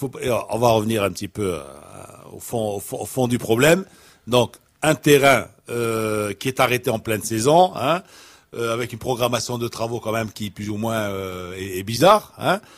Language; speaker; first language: French; non-native, local second language; Arabic